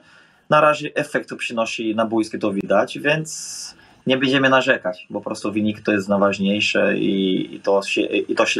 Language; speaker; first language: Polish; non-native, fluent; Portuguese